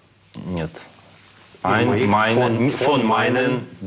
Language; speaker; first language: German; non-native, learner; Russian